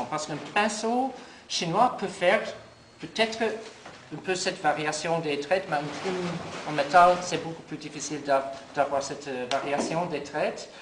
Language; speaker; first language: French; non-native, learner; English